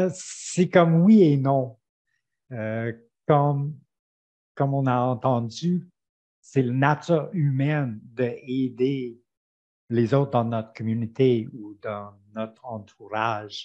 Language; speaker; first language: French; non-native, fluent; English